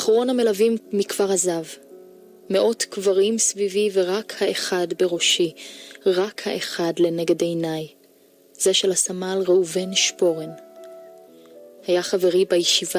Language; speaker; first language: Hebrew; native; Hebrew